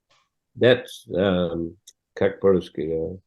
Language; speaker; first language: Russian; non-native, learner; English